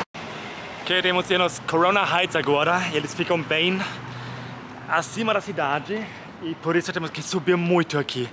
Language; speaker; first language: Portuguese; non-native, fluent; German